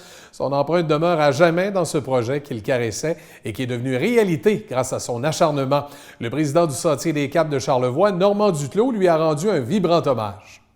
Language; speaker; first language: French; native; French